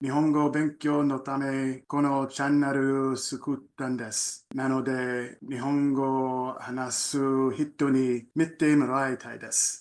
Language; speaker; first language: Japanese; non-native, learner; English